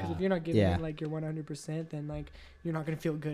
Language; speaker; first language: English; native; English